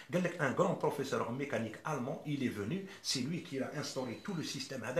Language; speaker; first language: French; non-native, local second language; Arabic